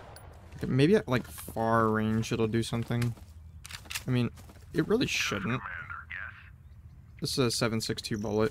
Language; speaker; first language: English; native; English